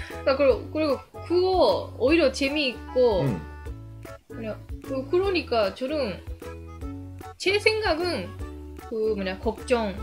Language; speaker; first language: Korean; non-native, learner; Japanese